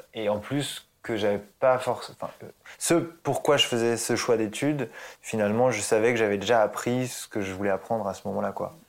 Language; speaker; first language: French; native; French